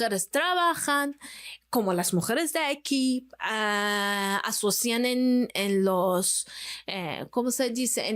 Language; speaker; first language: Spanish; non-native, fluent; Persian